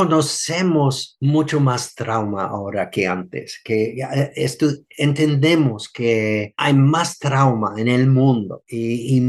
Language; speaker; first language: Spanish; non-native, fluent; English